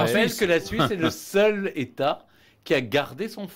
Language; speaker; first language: French; native; French